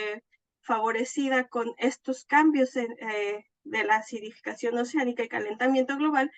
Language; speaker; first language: Spanish; native; Spanish